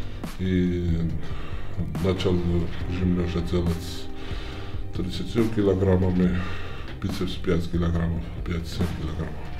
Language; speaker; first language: Russian; non-native, fluent; Georgian